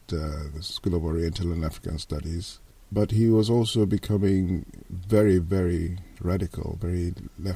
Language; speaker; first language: English; non-native, local second language; Yoruba